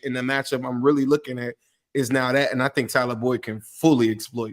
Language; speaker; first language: English; native; English